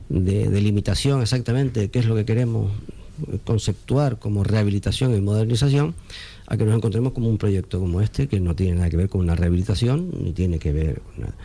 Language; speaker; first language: Spanish; native; Spanish